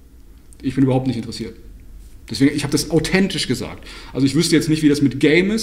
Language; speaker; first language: German; native; German